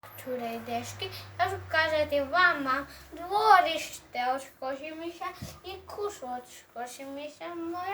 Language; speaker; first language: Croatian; early bilingual, heritage; Croatian